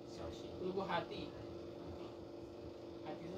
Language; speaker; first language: Chinese; non-native, learner; Indonesian